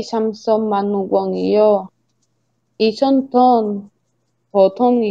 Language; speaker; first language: Korean; non-native, learner; Spanish